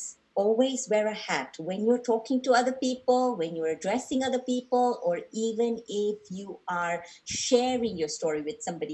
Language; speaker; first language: English; non-native, local second language; Gujarati